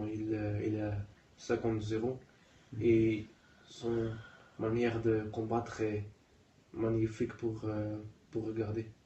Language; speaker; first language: French; non-native, learner; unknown